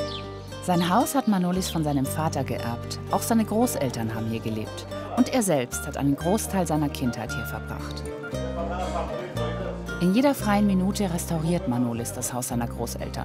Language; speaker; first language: German; native; German